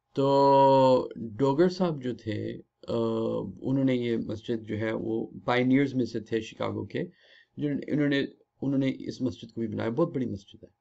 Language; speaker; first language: Urdu; early bilingual, heritage; Urdu